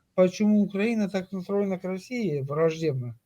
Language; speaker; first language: Russian; native; Russian